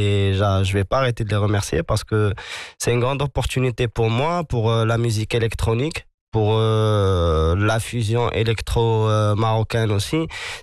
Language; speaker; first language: French; non-native, local second language; Arabic